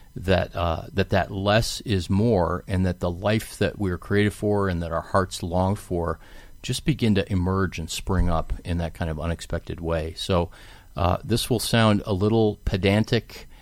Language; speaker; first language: English; native; English